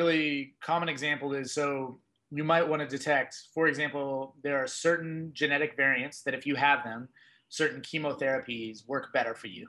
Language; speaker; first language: English; native; English